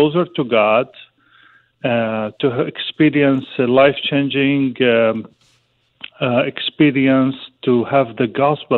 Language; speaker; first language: English; non-native, fluent; Arabic